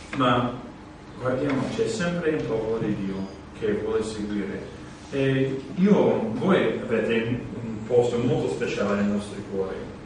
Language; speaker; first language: Italian; non-native, fluent; English